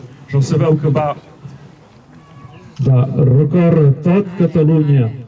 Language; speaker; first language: Catalan; non-native, local second language; French